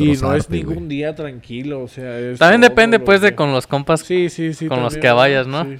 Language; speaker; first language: Spanish; native; Spanish